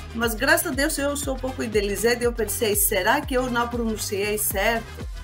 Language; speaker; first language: Portuguese; non-native, fluent; Greek